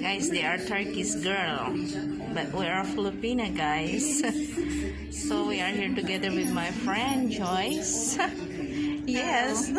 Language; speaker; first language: English; non-native, local second language; Filipino